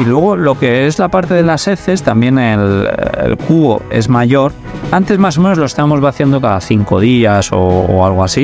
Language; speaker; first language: Spanish; native; Spanish